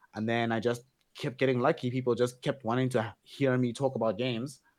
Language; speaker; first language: English; non-native, local second language; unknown